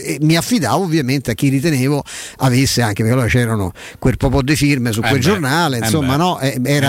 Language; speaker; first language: Italian; native; Italian